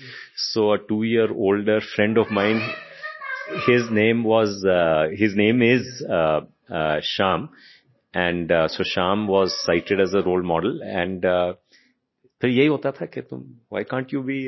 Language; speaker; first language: English; non-native, local second language; Hindi